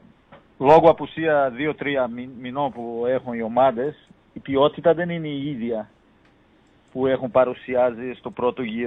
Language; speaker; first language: Greek; non-native, fluent; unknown